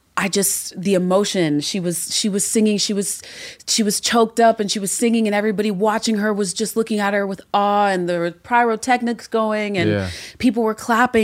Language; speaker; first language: English; native; English